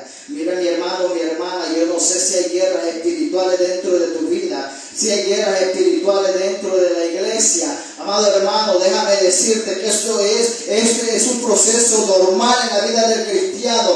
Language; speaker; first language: Spanish; native; Spanish